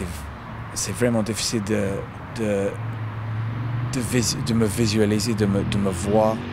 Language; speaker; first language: French; non-native, fluent; English